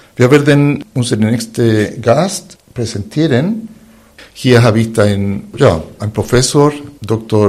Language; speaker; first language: German; non-native, fluent; Spanish